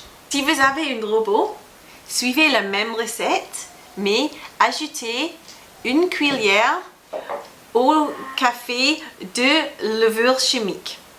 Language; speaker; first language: French; non-native, learner; English